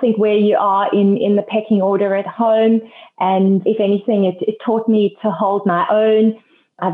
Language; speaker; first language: English; native; English